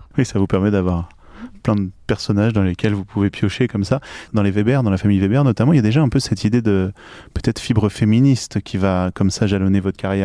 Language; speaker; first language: French; native; French